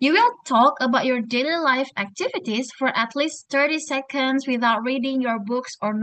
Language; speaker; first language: English; non-native, fluent; Indonesian